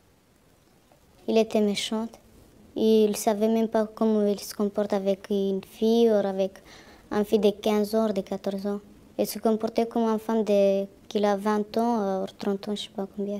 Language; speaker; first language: French; non-native, learner; Romanian